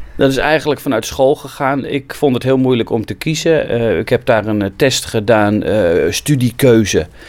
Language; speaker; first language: Dutch; native; Dutch